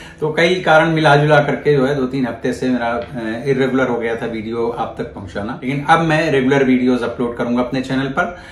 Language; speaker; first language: Hindi; native; Hindi